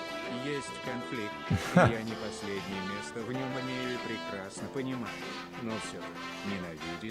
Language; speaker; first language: Russian; native; Russian